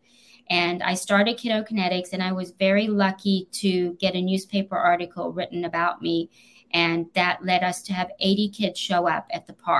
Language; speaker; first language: English; native; English